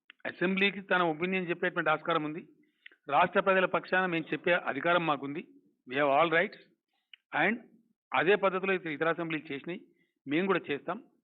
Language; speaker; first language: Telugu; native; Telugu